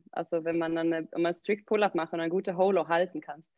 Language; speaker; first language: German; non-native, fluent; Swedish